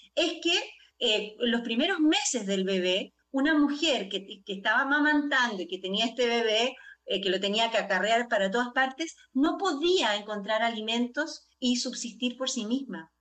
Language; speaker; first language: Spanish; native; Spanish